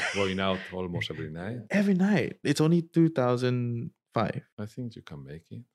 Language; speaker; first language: English; non-native, fluent; Spanish